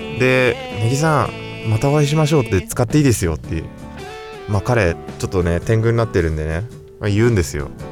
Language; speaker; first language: Japanese; native; Japanese